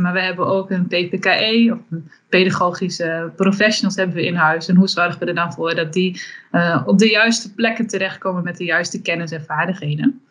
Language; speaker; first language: Dutch; native; Dutch